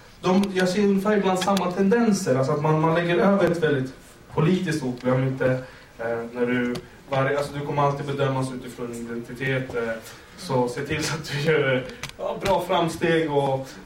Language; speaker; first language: Swedish; early bilingual, other home language; Kurdish